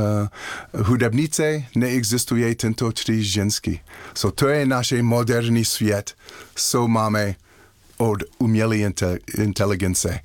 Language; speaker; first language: Czech; non-native, learner; English